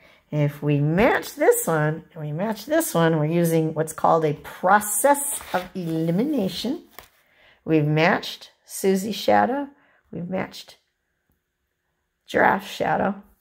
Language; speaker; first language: English; native; English